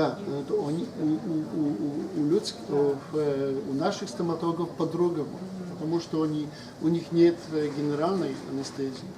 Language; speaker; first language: Russian; non-native, learner; Polish